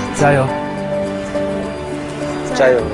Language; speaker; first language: Korean; native; Korean